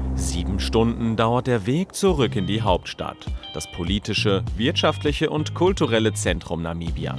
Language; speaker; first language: German; native; German